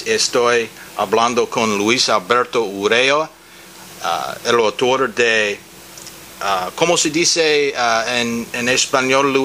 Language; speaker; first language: Spanish; non-native, learner; English